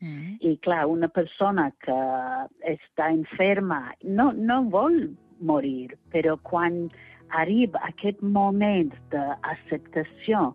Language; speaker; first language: Catalan; non-native, fluent; English